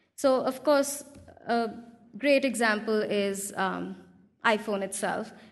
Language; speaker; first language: English; non-native, local second language; Hindi